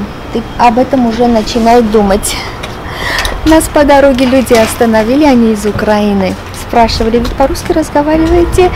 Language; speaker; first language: Russian; non-native, fluent; Armenian